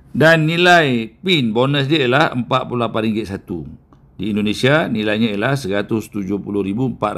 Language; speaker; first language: Malay; native; Malay